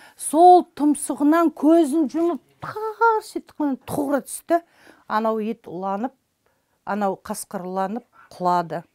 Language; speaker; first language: Kazakh; non-native, local second language; German